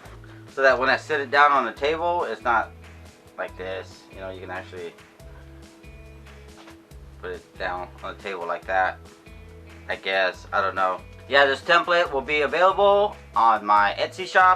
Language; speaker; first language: English; native; English